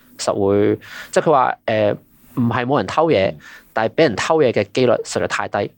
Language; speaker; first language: Cantonese; native; Cantonese